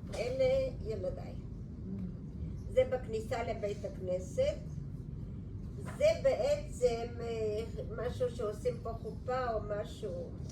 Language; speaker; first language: Hebrew; early bilingual, other home language; Bulgarian